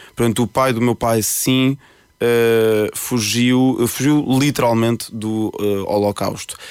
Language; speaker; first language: Portuguese; early bilingual, other home language; Spanish